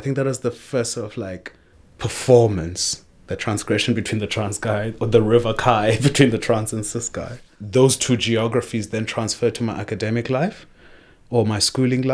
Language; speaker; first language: English; non-native, local second language; Xhosa